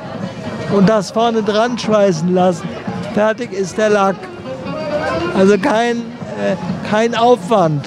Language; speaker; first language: German; native; German